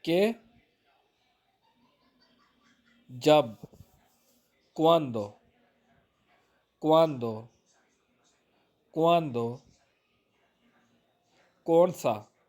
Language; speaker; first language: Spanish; non-native, fluent; Urdu